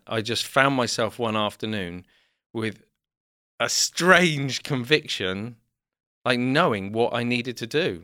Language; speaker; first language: English; native; English